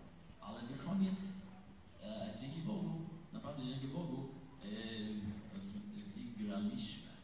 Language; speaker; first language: Polish; non-native, learner; English